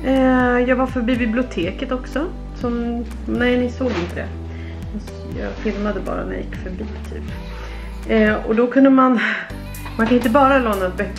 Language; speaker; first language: Swedish; native; Swedish